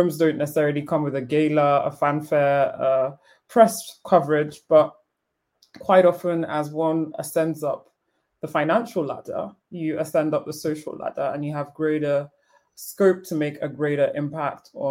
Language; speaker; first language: English; non-native, local second language; Yoruba